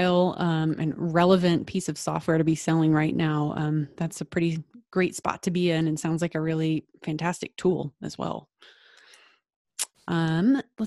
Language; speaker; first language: English; native; English